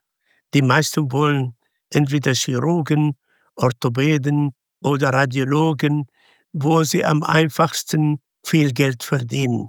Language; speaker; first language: German; non-native, fluent; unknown